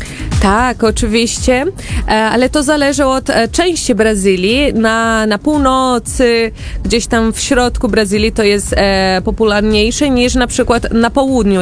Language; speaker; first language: Polish; non-native, fluent; Portuguese